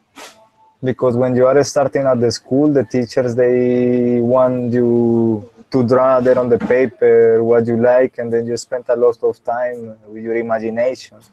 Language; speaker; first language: English; non-native, learner; Spanish